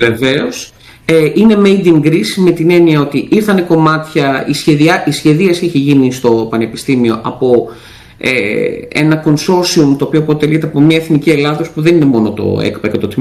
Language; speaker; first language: Greek; native; Greek